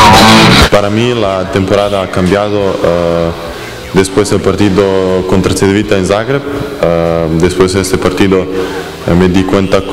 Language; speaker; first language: Spanish; non-native, fluent; Serbian